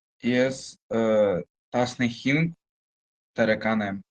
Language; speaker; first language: Armenian; non-native, learner; Russian